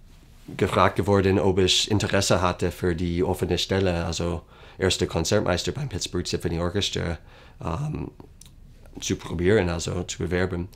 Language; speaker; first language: German; non-native, fluent; English